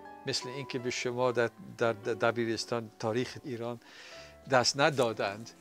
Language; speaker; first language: Persian; non-native, fluent; Dutch